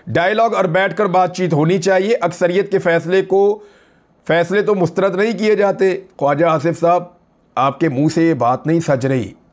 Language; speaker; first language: Urdu; native; Urdu